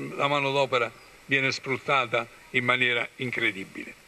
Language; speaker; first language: Italian; native; Italian